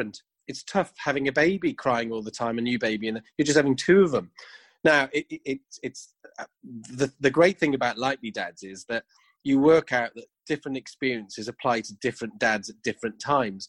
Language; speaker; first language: English; native; English